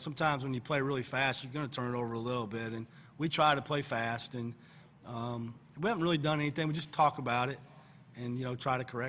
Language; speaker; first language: English; native; English